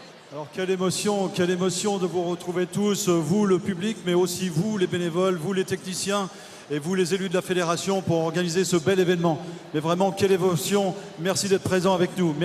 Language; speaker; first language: French; native; French